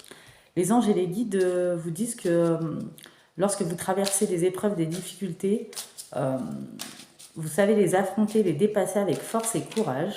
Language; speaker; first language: French; native; French